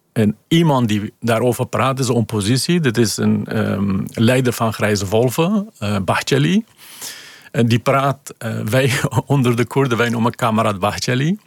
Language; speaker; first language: Dutch; non-native, fluent; Kurdish